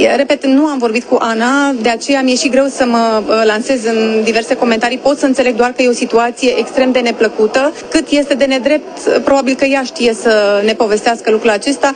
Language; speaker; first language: Romanian; native; Romanian